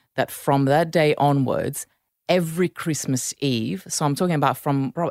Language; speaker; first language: English; non-native, fluent; Italian